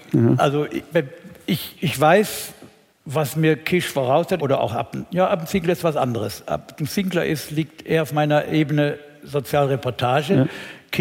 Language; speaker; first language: German; native; German